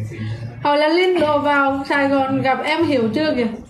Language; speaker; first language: Vietnamese; native; Vietnamese